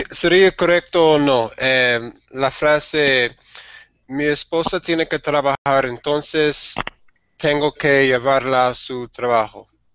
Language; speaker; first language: Spanish; non-native, fluent; English